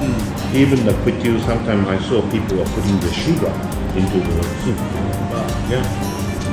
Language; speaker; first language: English; non-native, fluent; Khmer